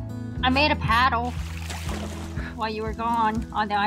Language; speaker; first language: English; native; English